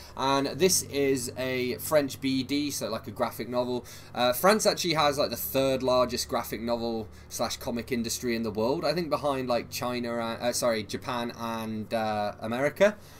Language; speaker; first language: English; native; English